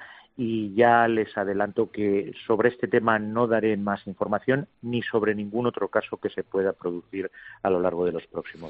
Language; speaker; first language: Spanish; native; Spanish